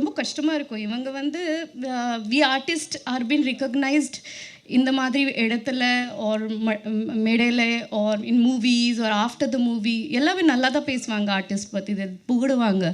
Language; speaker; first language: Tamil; non-native, learner; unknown